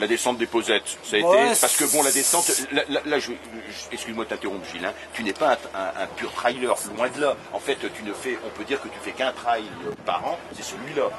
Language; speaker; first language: French; native; French